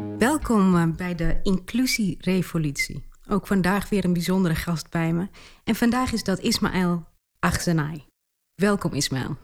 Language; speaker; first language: Dutch; early bilingual, other home language; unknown